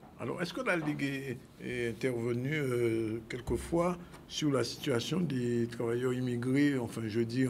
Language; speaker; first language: French; native; French